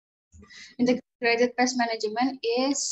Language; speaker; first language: English; non-native, learner; Indonesian